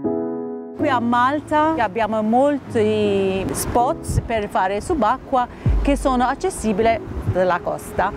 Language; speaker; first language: Italian; non-native, fluent; Maltese